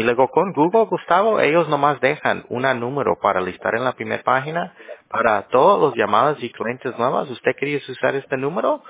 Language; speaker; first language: Spanish; early bilingual, heritage; Spanish